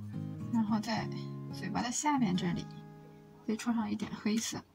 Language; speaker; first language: Chinese; native; Chinese